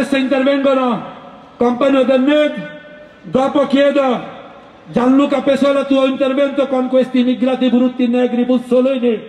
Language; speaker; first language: Italian; non-native, learner; Bangla